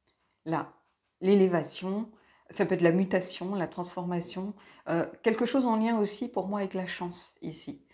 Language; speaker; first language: French; native; French